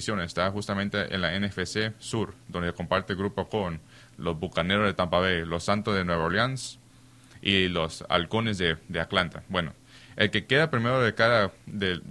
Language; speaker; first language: Spanish; early bilingual, heritage; Spanish